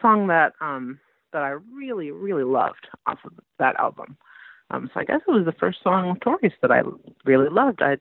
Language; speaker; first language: English; native; English